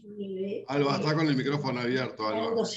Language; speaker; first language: Spanish; native; Spanish